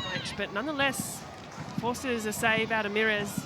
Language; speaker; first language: English; native; English